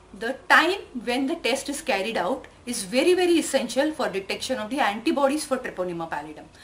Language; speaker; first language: English; non-native, local second language; Marathi